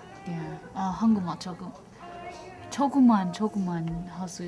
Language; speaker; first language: Korean; non-native, learner; English